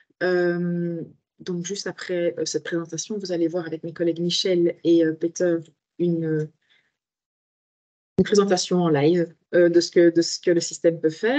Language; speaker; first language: French; native; French